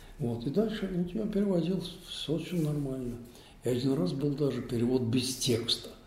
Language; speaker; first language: Russian; native; Russian